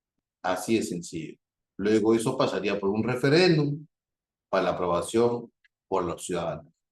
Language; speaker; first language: Spanish; native; Spanish